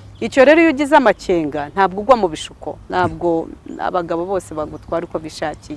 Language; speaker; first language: Kinyarwanda; early bilingual, heritage; Kinyarwanda